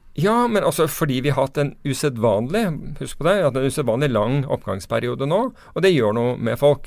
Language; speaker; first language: Norwegian; non-native, fluent; English